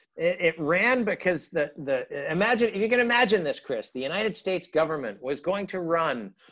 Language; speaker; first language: English; native; English